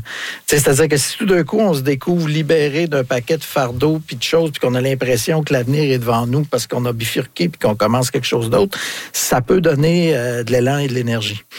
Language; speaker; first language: French; native; French